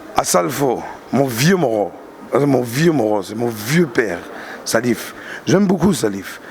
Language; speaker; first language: French; non-native, local second language; Arabic